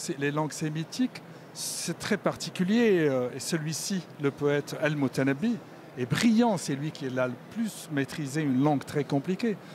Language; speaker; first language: French; non-native, local second language; Arabic